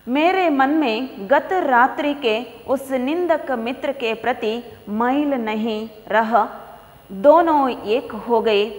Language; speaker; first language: Hindi; non-native, local second language; Kannada